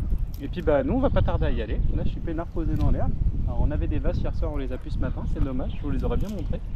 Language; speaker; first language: French; native; French